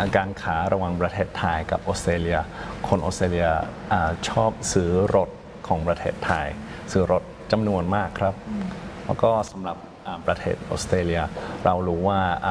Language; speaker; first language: Thai; non-native, fluent; English